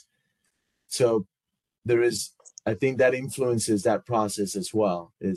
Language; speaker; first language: English; non-native, fluent; Spanish